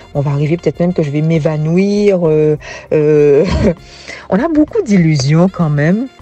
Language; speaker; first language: French; native; French